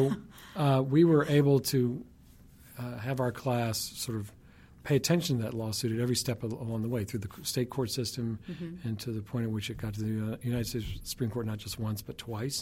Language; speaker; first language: English; native; English